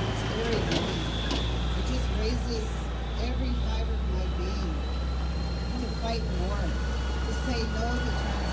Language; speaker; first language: English; native; English